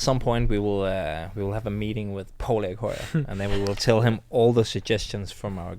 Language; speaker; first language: English; non-native, fluent; Danish